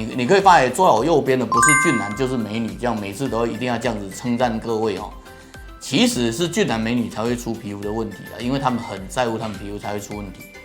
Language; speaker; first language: Chinese; native; Chinese